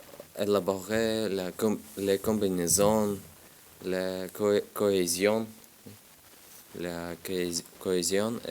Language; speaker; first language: French; non-native, learner; Russian